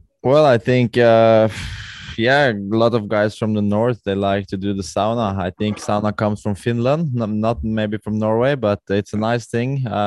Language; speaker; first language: English; non-native, fluent; Norwegian